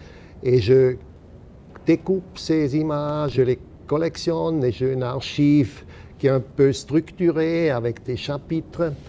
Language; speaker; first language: French; non-native, local second language; German